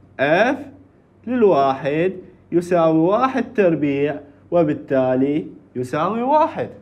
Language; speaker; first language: Arabic; native; Arabic